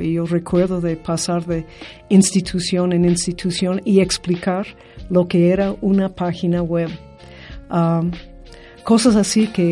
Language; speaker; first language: Spanish; non-native, fluent; English